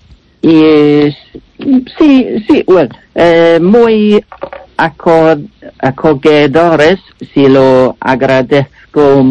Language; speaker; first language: Spanish; non-native, learner; English